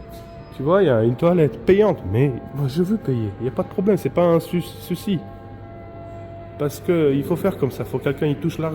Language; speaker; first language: French; non-native, fluent; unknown